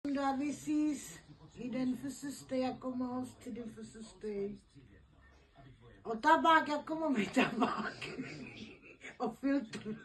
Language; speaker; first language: Danish; non-native, learner; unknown